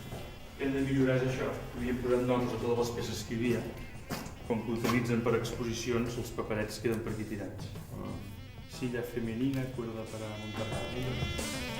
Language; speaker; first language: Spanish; non-native, local second language; Catalan